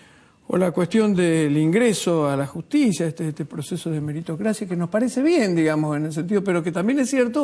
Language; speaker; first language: Spanish; native; Spanish